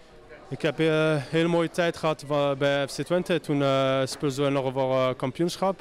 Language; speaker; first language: Dutch; non-native, learner; French